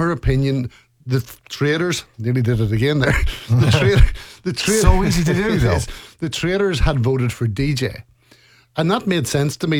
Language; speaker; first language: English; native; English